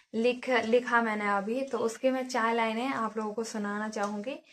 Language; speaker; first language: Hindi; native; Hindi